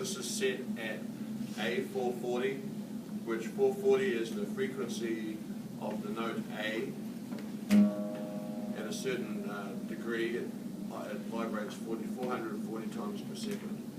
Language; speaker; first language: English; native; English